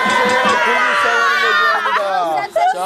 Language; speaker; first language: Korean; native; Korean